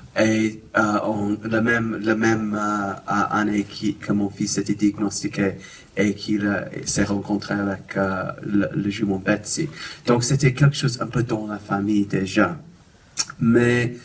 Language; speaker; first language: French; non-native, fluent; English